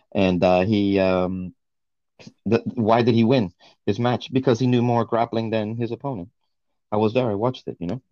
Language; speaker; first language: English; non-native, fluent; Portuguese